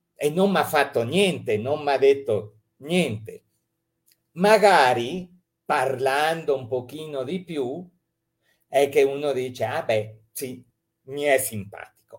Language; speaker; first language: Italian; early bilingual, heritage; Italian